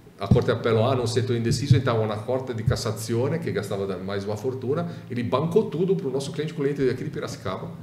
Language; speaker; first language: Portuguese; non-native, fluent; Italian